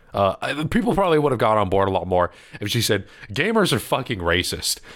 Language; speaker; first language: English; early bilingual, other home language; Filipino